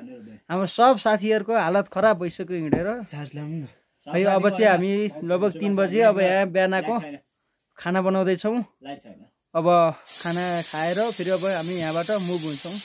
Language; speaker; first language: Nepali; native; Nepali